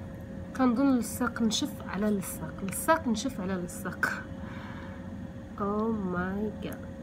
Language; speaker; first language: Arabic; native; Arabic